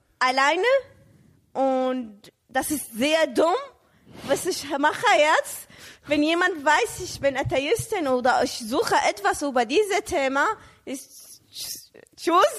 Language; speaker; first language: German; non-native, learner; Arabic